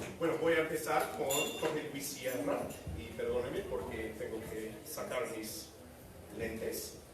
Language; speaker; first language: Spanish; non-native, fluent; English